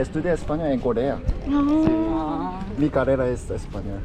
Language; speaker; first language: Spanish; non-native, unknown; Korean